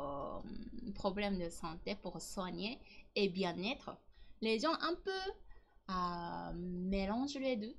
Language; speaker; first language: French; non-native, learner; Japanese